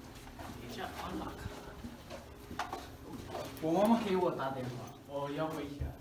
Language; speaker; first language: Chinese; non-native, learner; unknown